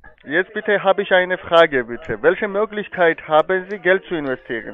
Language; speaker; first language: German; non-native, fluent; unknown